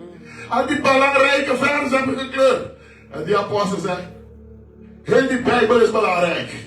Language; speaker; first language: Dutch; non-native, fluent; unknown